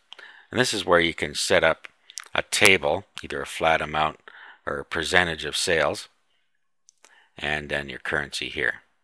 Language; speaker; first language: English; native; English